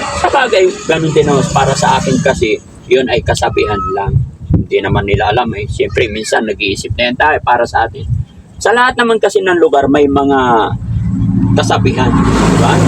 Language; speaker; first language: Filipino; non-native, local second language; Pangasinan